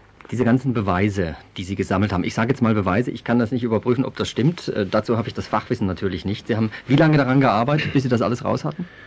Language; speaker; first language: German; native; German